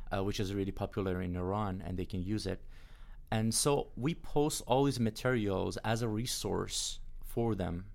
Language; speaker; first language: English; non-native, fluent; Persian